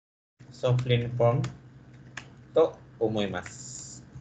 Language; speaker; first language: English; non-native, local second language; Filipino